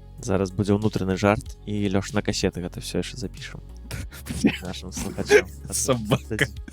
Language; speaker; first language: Belarusian; non-native, local second language; Russian